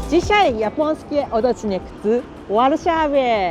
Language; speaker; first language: Polish; non-native, learner; Japanese